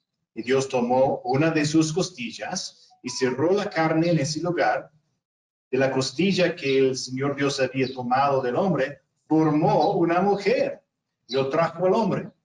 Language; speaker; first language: Spanish; non-native, fluent; English